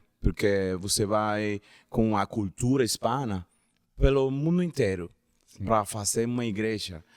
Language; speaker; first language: Portuguese; non-native, learner; Spanish